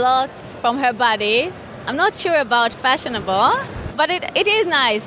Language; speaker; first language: English; non-native, fluent; Hebrew